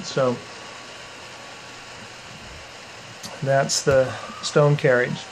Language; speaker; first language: English; native; English